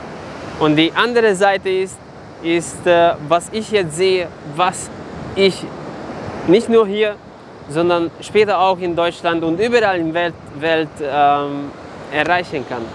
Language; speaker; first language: German; non-native, fluent; Serbian